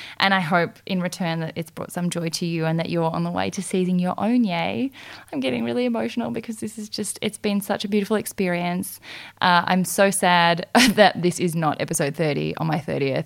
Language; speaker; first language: English; native; English